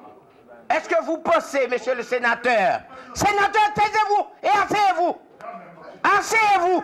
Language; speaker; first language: French; non-native, local second language; Haitian Creole